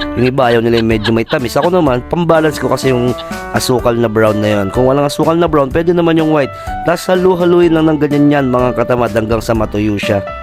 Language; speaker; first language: Filipino; non-native, local second language; Pampanga